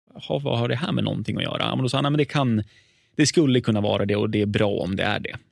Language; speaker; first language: Swedish; native; Swedish